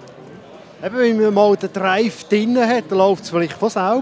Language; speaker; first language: German; native; German